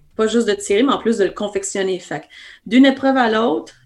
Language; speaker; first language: French; native; French